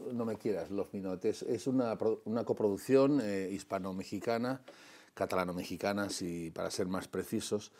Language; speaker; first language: Spanish; non-native, local second language; Catalan